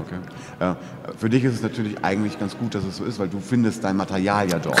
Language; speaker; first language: German; native; German